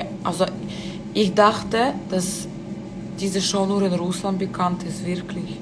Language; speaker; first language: German; non-native, fluent; Russian